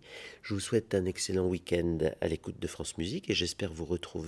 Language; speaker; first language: French; native; French